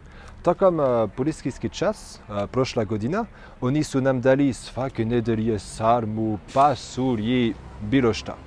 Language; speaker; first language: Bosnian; non-native, fluent; French